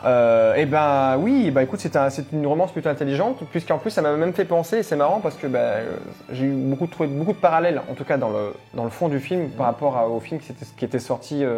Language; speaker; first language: French; native; French